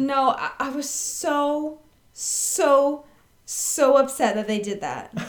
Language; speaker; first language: English; native; English